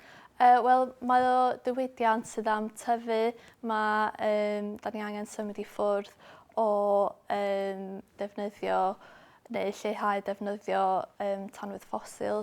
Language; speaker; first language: Welsh; non-native, local second language; English